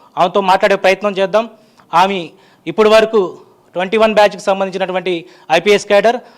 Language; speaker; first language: Telugu; native; Telugu